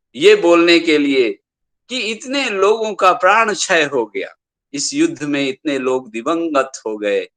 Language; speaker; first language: Hindi; non-native, local second language; Bangla